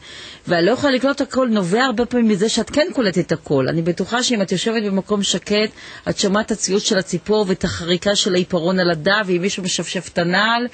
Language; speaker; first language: Hebrew; native; Hebrew